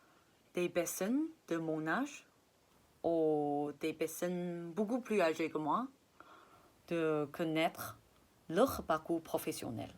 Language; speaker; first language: French; non-native, fluent; Chinese